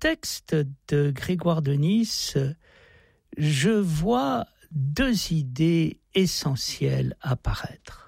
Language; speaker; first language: French; native; French